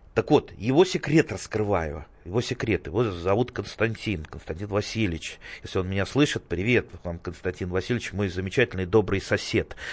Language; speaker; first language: Russian; native; Russian